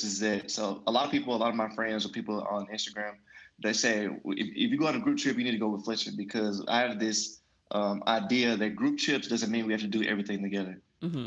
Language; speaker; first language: English; native; English